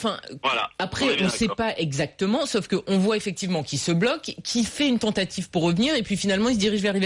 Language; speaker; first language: French; native; French